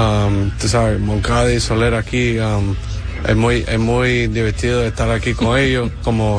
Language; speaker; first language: Spanish; early bilingual, heritage; Spanish